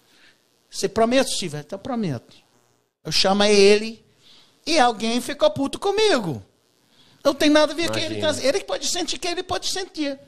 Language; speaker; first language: Portuguese; non-native, learner; English